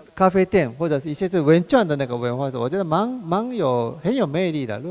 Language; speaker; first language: Chinese; non-native, fluent; Japanese